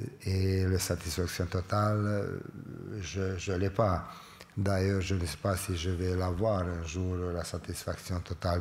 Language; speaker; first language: French; non-native, fluent; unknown